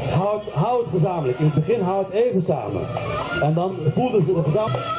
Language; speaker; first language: Dutch; non-native, fluent; Arabic